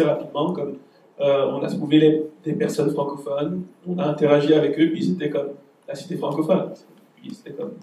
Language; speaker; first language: French; native; French